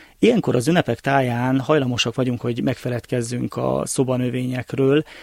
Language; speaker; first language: Hungarian; native; Hungarian